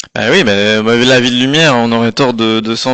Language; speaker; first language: French; native; French